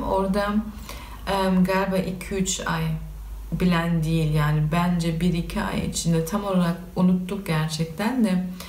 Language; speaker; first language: Turkish; early bilingual, heritage; Turkish